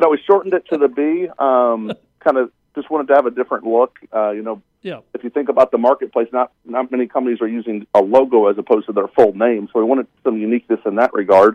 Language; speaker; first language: English; native; English